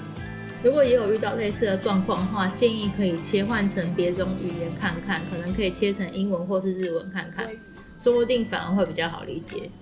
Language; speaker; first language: Chinese; native; Chinese